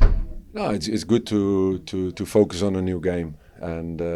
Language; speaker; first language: English; non-native, fluent; Dutch